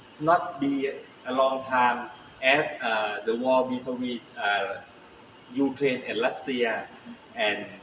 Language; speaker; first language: English; non-native, learner; Thai